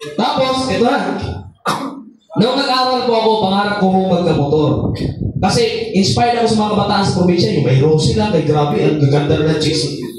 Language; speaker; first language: Filipino; non-native, local second language; Masbatenyo